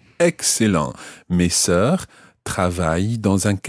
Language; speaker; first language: French; non-native, fluent; English